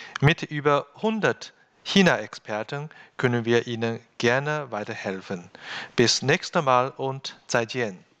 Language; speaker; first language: German; non-native, fluent; Chinese